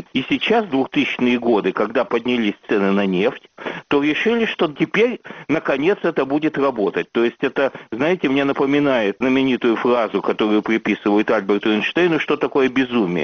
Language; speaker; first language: Russian; native; Russian